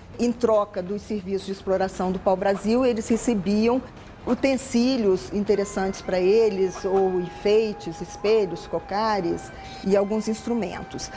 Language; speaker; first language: Portuguese; native; Portuguese